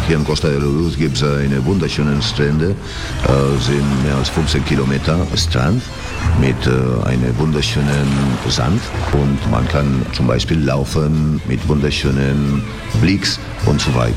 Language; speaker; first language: German; non-native, learner; Spanish